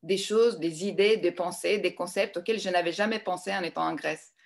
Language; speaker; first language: French; non-native, fluent; Greek